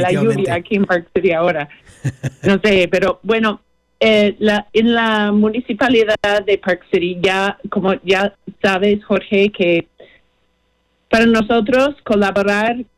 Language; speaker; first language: Spanish; non-native, fluent; English